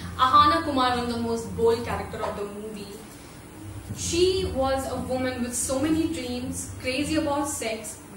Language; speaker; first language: English; non-native, local second language; Hindi